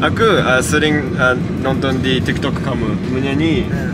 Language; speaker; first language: Indonesian; non-native, learner; Japanese